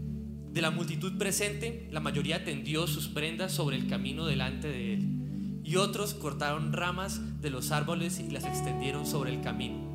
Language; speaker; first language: Spanish; native; Spanish